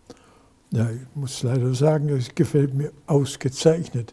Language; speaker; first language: German; native; German